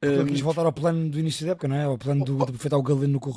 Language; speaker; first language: Portuguese; native; Portuguese